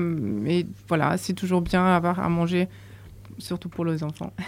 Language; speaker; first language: French; non-native, fluent; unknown